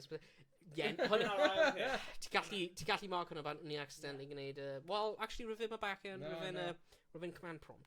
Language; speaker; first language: Welsh; native; Welsh